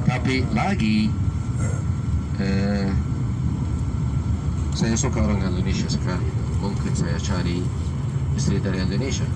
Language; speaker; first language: Indonesian; non-native, learner; Arabic